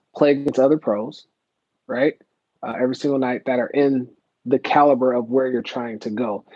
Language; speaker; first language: English; native; English